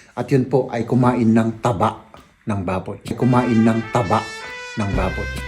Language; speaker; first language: Filipino; native; Filipino